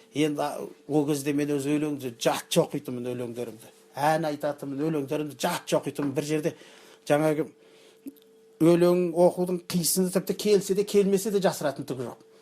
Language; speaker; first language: Kazakh; early bilingual, heritage; Kazakh